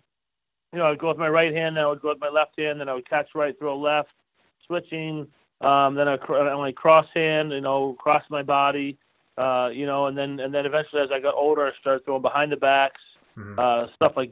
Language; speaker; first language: English; native; English